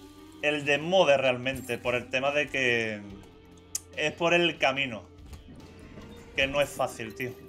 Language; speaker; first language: Spanish; native; Spanish